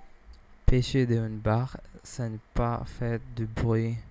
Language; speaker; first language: French; non-native, learner; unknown